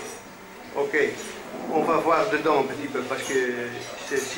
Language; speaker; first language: French; non-native, learner; Dutch